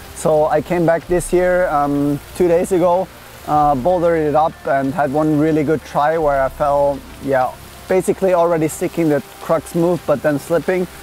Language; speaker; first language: English; non-native, fluent; German